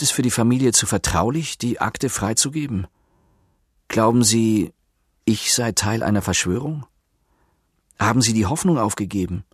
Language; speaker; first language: German; native; German